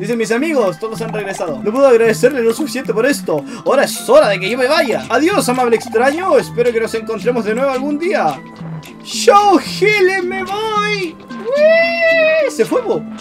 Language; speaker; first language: Spanish; native; Spanish